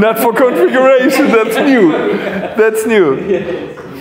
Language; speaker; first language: English; non-native, fluent; German